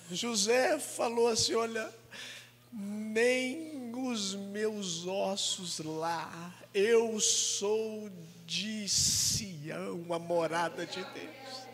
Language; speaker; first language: Portuguese; native; Portuguese